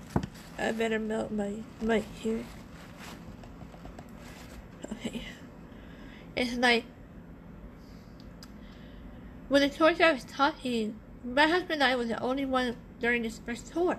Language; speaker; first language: English; native; English